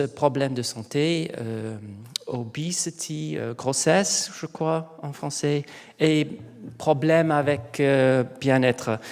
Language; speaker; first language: French; non-native, learner; English